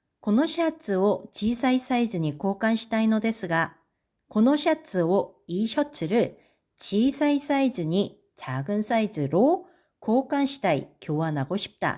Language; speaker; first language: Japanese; non-native, fluent; Korean